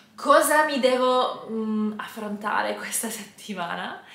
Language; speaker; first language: Italian; non-native, fluent; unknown